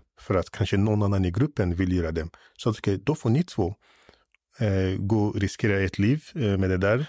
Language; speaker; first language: Swedish; non-native, fluent; English